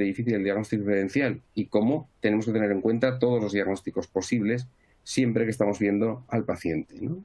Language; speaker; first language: Spanish; native; Spanish